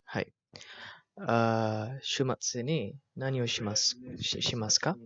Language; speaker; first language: Japanese; non-native, learner; Malay